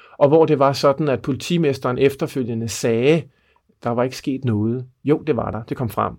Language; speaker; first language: Danish; native; Danish